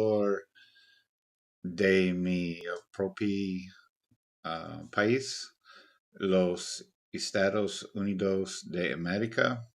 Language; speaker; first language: Spanish; non-native, learner; English